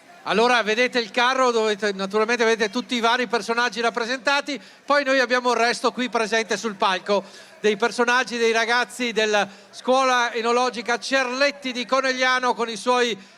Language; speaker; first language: Italian; native; Italian